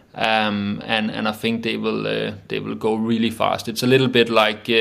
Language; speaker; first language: English; non-native, fluent; Danish